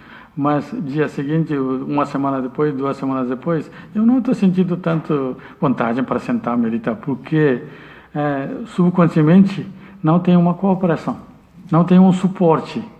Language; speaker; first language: Portuguese; non-native, learner; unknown